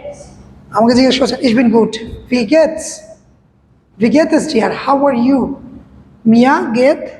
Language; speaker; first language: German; non-native, fluent; Bangla